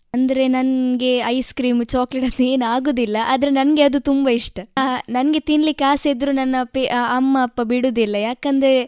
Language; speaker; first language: Kannada; non-native, local second language; Tulu